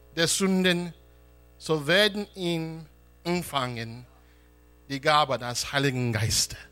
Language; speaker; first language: German; non-native, learner; English